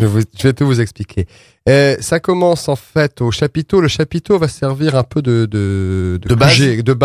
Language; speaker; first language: French; native; French